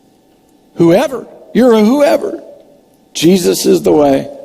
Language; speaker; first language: English; native; English